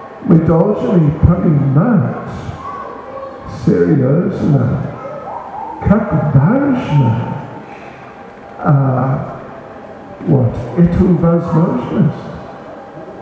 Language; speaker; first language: Russian; non-native, learner; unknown